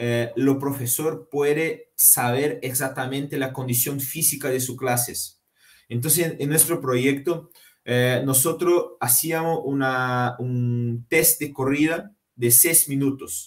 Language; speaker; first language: Spanish; non-native, fluent; Portuguese